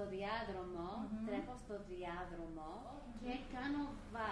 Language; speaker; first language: Greek; early bilingual, heritage; English